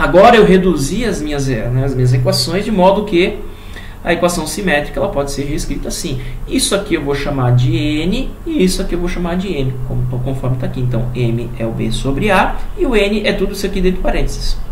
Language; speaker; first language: Portuguese; native; Portuguese